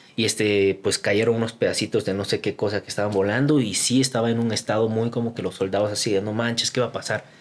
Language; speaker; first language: Spanish; early bilingual, other home language; Korean